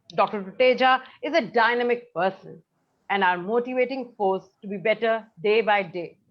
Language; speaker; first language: English; non-native, local second language; Hindi